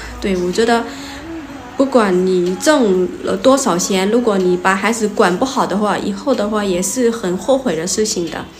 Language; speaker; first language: Chinese; non-native, fluent; Lao